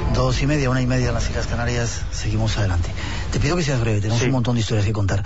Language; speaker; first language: Spanish; native; Spanish